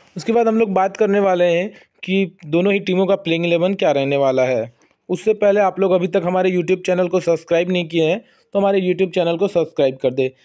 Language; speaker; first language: Hindi; native; Hindi